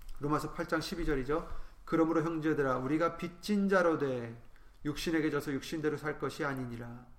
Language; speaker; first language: Korean; native; Korean